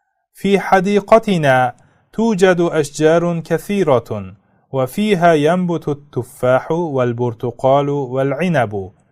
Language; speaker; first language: Arabic; non-native, fluent; Uzbek